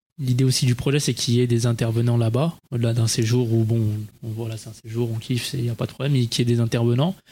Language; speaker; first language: French; native; French